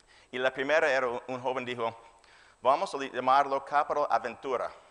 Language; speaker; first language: Spanish; non-native, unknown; English